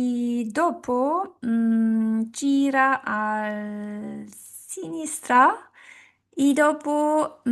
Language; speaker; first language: Italian; non-native, learner; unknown